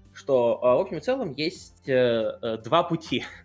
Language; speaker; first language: Russian; native; Russian